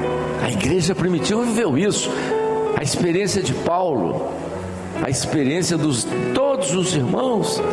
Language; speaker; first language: Portuguese; native; Portuguese